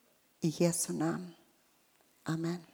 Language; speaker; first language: Swedish; non-native, fluent; Persian